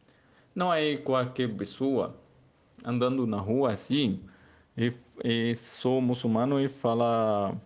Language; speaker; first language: Portuguese; non-native, learner; Arabic